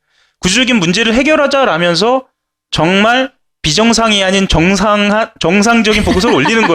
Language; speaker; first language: Korean; native; Korean